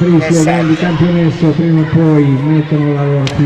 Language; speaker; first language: Italian; native; Italian